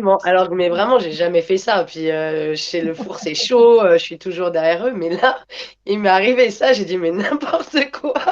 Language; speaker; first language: French; native; French